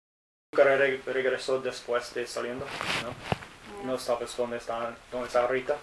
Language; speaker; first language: Spanish; non-native, learner; English